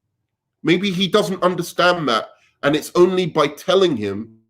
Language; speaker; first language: English; native; English